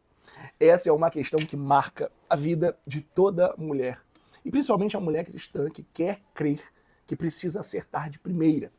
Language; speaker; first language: Portuguese; native; Portuguese